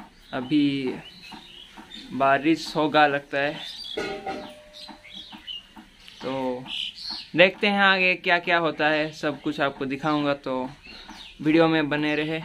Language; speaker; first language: Hindi; non-native, local second language; Odia